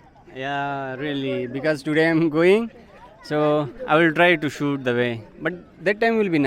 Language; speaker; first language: English; non-native, local second language; Filipino